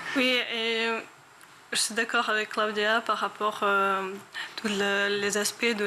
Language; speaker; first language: French; non-native, learner; Ukrainian